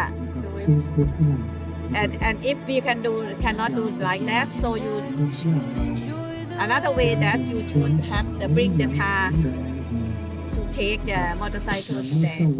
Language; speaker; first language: English; non-native, learner; Thai